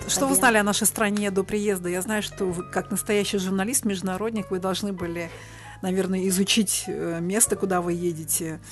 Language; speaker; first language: Russian; native; Russian